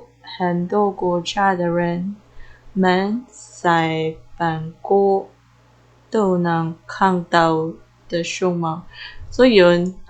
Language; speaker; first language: Chinese; non-native, learner; Filipino